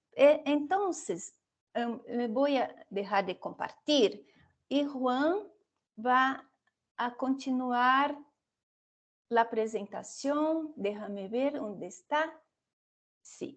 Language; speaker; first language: Spanish; non-native, fluent; Portuguese